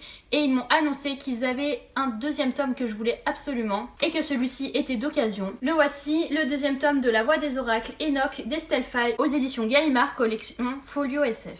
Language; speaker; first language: French; native; French